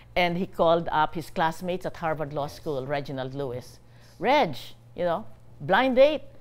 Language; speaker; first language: English; non-native, local second language; Bikol